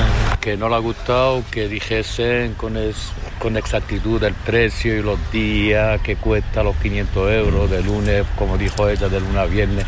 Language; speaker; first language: Spanish; native; Spanish